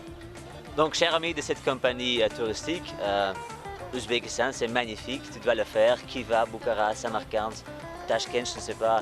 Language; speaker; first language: French; non-native, learner; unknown